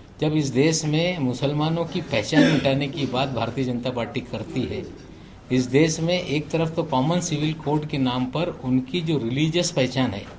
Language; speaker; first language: Hindi; native; Hindi